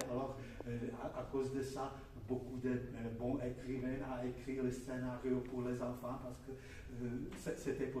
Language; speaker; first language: French; non-native, fluent; Czech